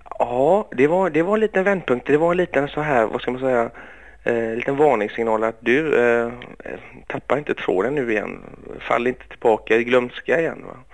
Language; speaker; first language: Swedish; early bilingual, other home language; Greek